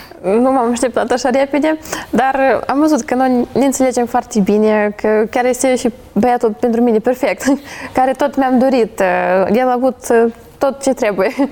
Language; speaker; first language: Romanian; non-native, fluent; Ukrainian